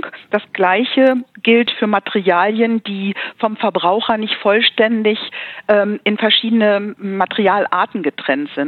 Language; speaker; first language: German; native; German